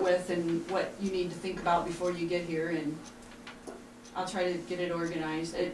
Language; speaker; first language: English; native; English